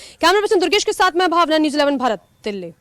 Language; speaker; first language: Hindi; native; Hindi